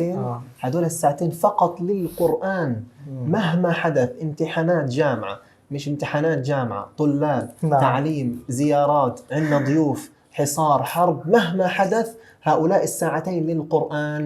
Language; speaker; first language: Arabic; native; Arabic